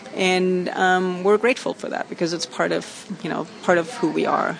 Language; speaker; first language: English; non-native, fluent; German